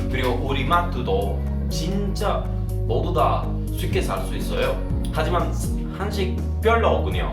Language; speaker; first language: Korean; non-native, learner; Spanish